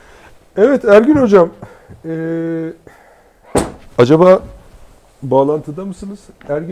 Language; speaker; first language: Turkish; native; Turkish